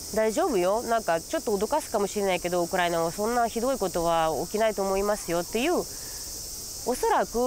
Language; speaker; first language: Japanese; non-native, fluent; Russian